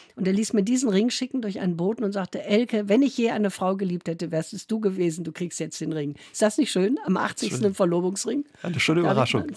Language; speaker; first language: German; native; German